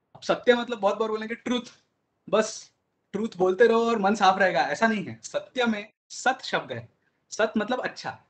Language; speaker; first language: Hindi; non-native, local second language; Marathi